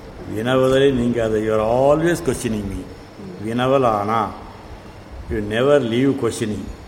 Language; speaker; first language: English; non-native, local second language; Tamil